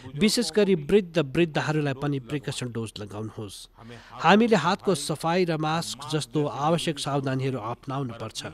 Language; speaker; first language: Nepali; native; Nepali